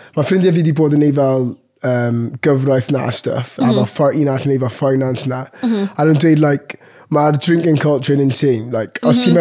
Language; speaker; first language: Welsh; non-native, local second language; English